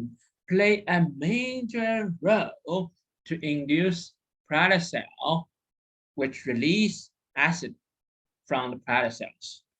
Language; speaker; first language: English; non-native, fluent; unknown